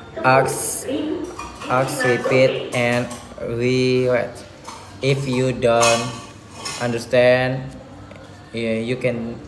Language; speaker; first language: English; non-native, learner; Indonesian